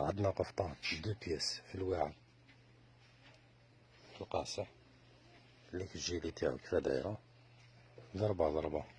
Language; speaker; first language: Arabic; native; Arabic